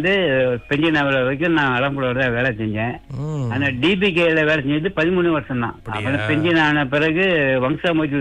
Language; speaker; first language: Tamil; early bilingual, heritage; Tamil